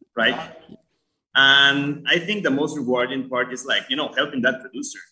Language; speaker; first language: English; early bilingual, other home language; Spanish